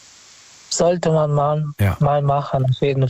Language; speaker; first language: German; non-native, fluent; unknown